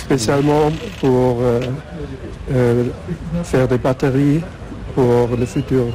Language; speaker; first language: French; non-native, learner; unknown